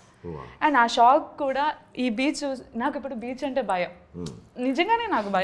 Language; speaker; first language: Telugu; non-native, learner; Malayalam